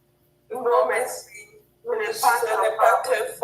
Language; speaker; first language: French; non-native, learner; English